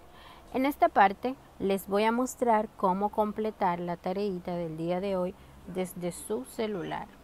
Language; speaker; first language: Spanish; native; Spanish